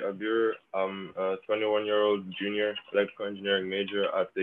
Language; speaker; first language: English; non-native, local second language; Yoruba